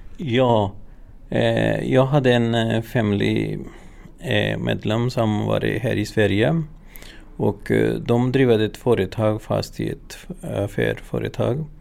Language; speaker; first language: Swedish; non-native, learner; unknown